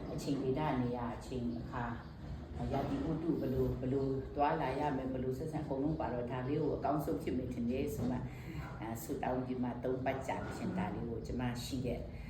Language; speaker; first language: Burmese; non-native, local second language; Kachin